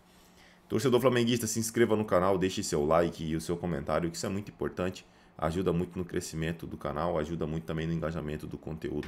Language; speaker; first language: Portuguese; native; Portuguese